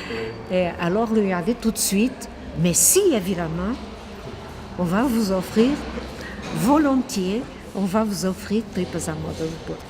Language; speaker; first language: French; non-native, fluent; Portuguese